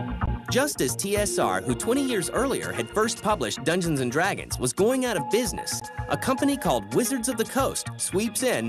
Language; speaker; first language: English; native; English